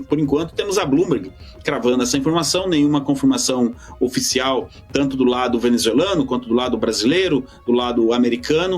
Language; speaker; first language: Portuguese; native; Portuguese